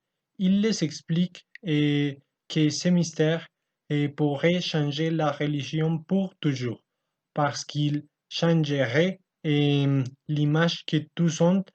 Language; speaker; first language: French; non-native, learner; Spanish